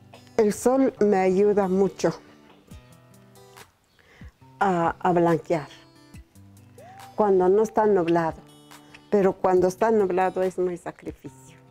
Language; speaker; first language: Spanish; non-native, local second language; Zapotec